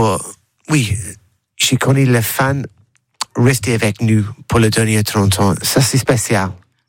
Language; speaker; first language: French; non-native, learner; English